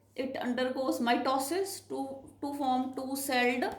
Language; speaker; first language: English; non-native, local second language; Punjabi